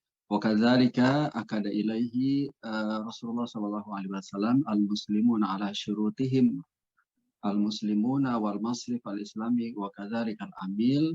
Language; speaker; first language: Arabic; non-native, fluent; Indonesian